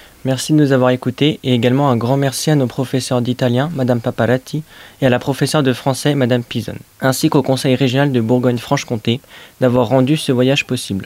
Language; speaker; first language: French; native; French